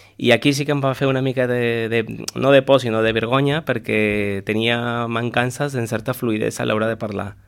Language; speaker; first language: Catalan; non-native, fluent; Spanish